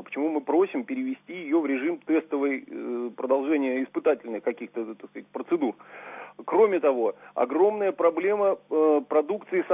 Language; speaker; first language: Russian; native; Russian